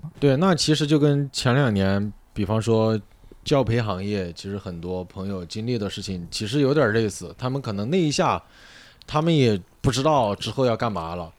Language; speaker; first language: Chinese; native; Chinese